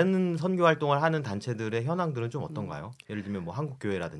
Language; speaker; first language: Korean; native; Korean